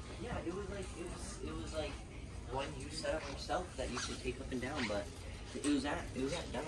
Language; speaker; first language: English; native; English